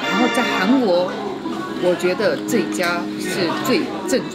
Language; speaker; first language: Chinese; non-native, fluent; Korean